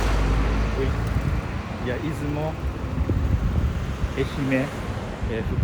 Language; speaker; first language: French; non-native, learner; Japanese